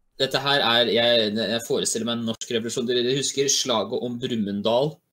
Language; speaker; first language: Norwegian; native; Norwegian